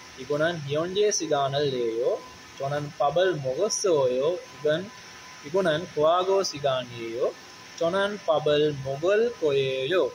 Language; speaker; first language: Korean; non-native, learner; Sinhala